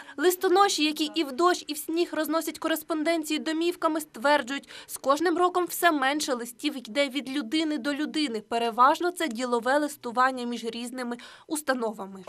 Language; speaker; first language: Ukrainian; native; Ukrainian